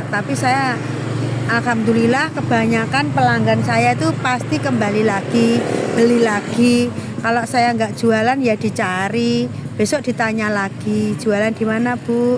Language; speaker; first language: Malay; non-native, local second language; Javanese